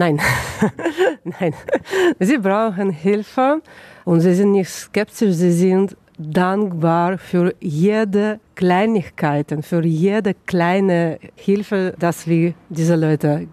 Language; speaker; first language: German; non-native, learner; Russian